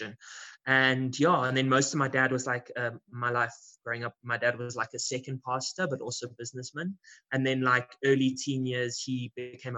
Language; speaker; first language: English; native; English